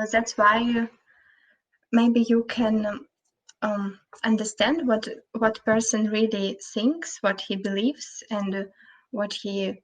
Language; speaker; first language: English; non-native, fluent; Russian